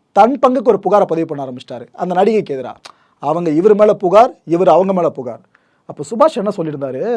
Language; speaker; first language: Tamil; native; Tamil